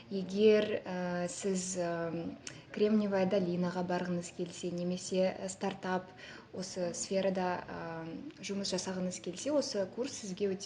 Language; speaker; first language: Kazakh; non-native, local second language; Russian